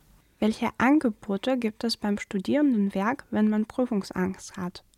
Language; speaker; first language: German; non-native, fluent; Russian